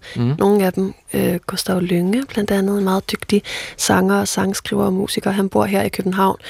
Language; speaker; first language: Danish; non-native, local second language; Faroese